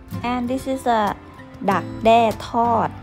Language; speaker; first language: English; non-native, fluent; Thai